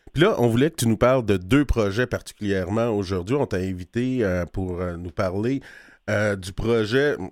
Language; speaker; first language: French; native; French